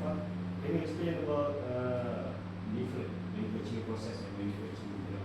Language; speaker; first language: English; non-native, learner; Malay